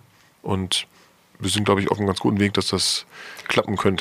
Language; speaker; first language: German; native; German